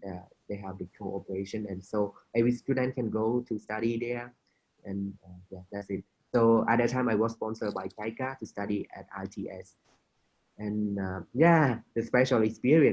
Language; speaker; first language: English; non-native, fluent; Khmer